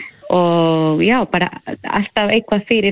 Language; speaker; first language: Icelandic; non-native, learner; Spanish